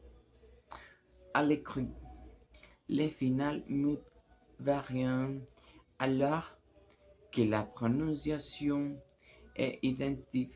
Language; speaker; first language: French; non-native, learner; Spanish